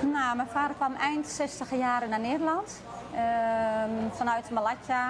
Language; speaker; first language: Dutch; early bilingual, other home language; Turkish